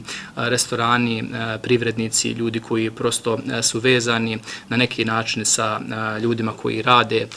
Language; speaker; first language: Bosnian; native; Bosnian